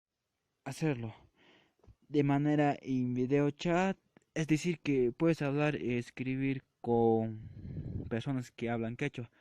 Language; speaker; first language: Spanish; non-native, local second language; Quechua